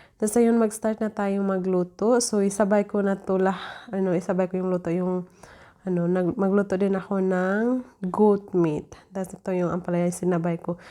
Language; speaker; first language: Filipino; native; Filipino